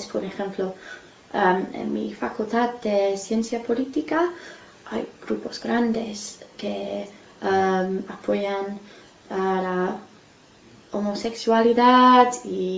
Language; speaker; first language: Spanish; non-native, fluent; English